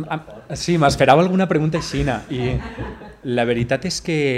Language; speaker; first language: Catalan; native; Catalan